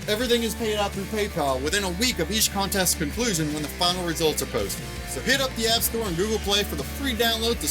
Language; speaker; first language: English; native; English